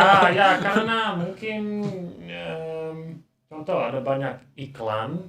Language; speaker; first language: Indonesian; non-native, learner; English